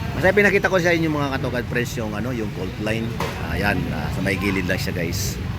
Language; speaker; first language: Filipino; non-native, local second language; Bikol